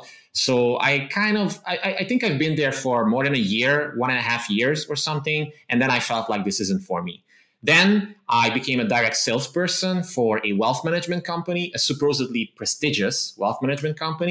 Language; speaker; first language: English; non-native, fluent; Romanian